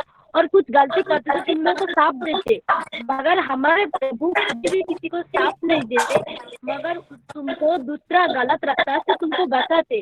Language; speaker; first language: Hindi; non-native, local second language; Bangla